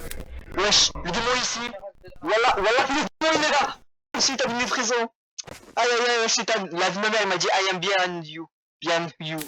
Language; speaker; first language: French; native; French